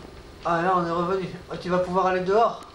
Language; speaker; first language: French; native; French